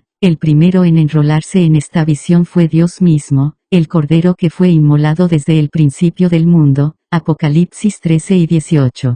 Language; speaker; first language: Spanish; native; Spanish